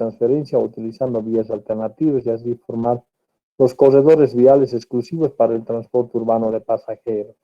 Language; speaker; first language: Spanish; native; Spanish